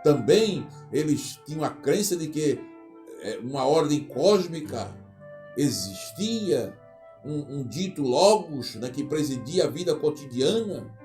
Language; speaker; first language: Portuguese; native; Portuguese